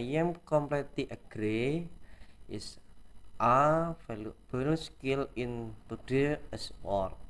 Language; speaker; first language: English; non-native, learner; Indonesian